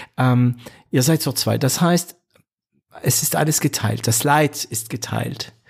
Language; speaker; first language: German; non-native, fluent; French